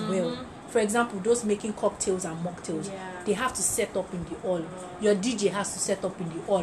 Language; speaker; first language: English; non-native, local second language; Yoruba